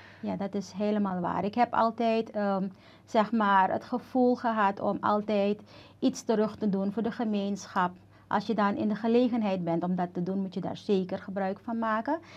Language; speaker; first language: Dutch; native; Dutch